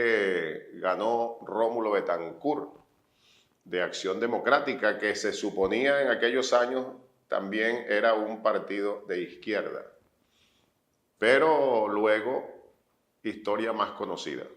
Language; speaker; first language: Spanish; native; Spanish